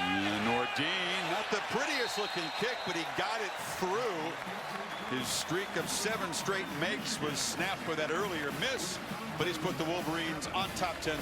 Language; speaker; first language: English; native; English